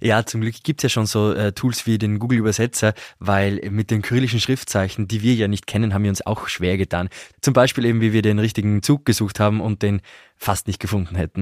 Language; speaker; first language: German; native; German